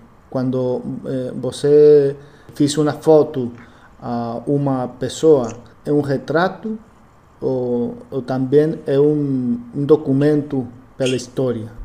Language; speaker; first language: Portuguese; non-native, learner; Spanish